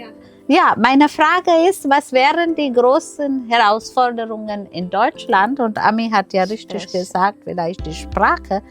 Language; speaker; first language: German; non-native, fluent; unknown